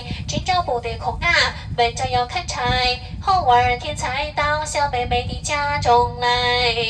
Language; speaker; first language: Chinese; native; Chinese